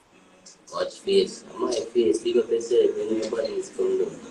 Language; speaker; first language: English; native; English